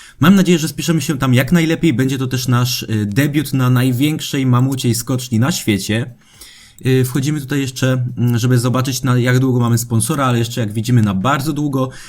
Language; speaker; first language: Polish; native; Polish